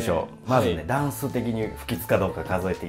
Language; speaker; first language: Japanese; native; Japanese